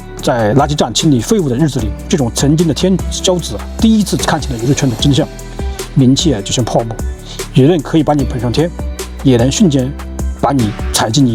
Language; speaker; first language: Chinese; native; Chinese